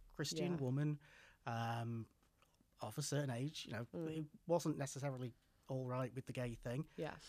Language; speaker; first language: English; native; English